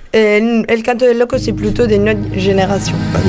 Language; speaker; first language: French; non-native, fluent; Spanish